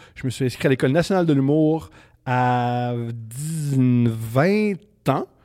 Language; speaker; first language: French; native; French